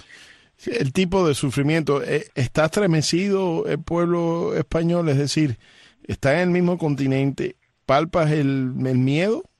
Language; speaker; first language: Spanish; early bilingual, heritage; Spanish